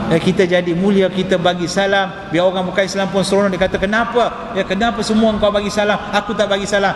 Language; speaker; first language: Malay; non-native, local second language; Tamil